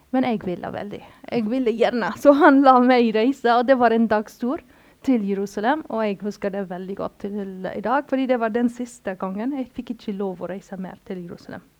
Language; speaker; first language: Norwegian; non-native, fluent; Arabic